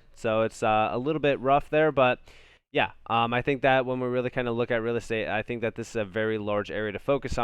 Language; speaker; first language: English; native; English